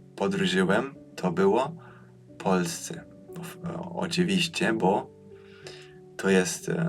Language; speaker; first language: Polish; non-native, fluent; German